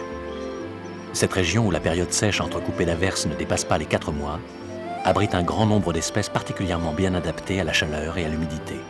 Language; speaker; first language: French; native; French